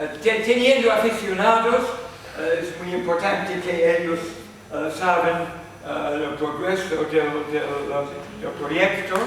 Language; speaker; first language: Spanish; non-native, fluent; English